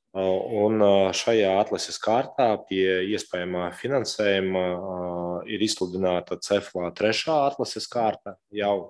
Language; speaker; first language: Latvian; non-native, local second language; Russian